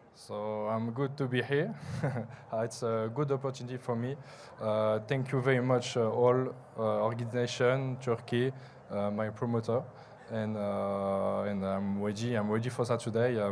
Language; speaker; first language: English; non-native, learner; French